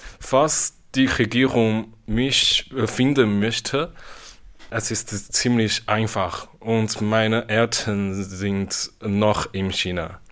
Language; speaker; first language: German; non-native, learner; Chinese